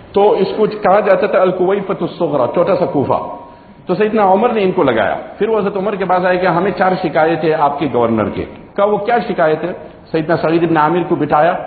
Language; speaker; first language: Urdu; non-native, local second language; Gujarati